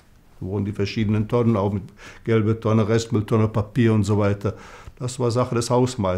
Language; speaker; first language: German; native; German